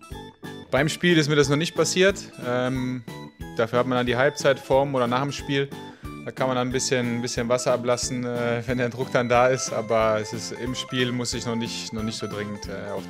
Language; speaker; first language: German; native; German